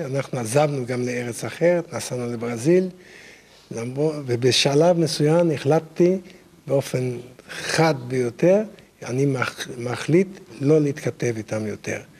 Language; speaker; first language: Hebrew; non-native, fluent; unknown